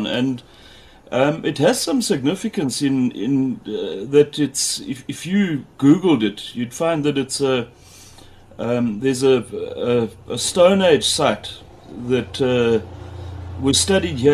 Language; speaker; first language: English; native; English